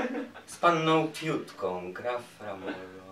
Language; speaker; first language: Polish; native; Polish